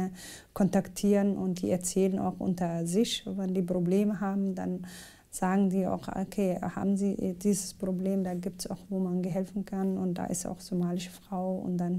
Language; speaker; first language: German; non-native, learner; Somali